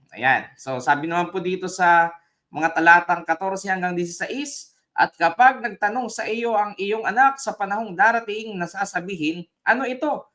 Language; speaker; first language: Filipino; native; Filipino